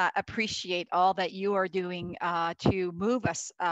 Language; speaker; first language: English; native; English